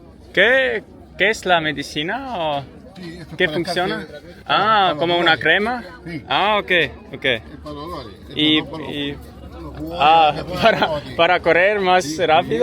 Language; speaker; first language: Spanish; non-native, learner; Estonian